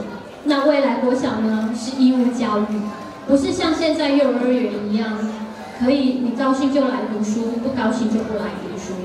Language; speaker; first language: Chinese; native; Chinese